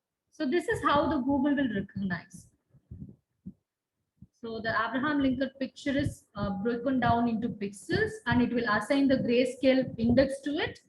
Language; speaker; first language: English; non-native, local second language; Tamil